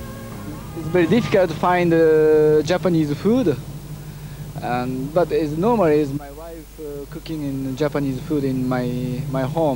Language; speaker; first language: English; non-native, learner; Japanese